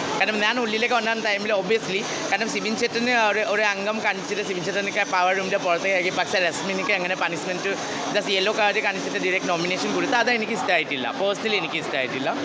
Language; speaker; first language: Malayalam; non-native, fluent; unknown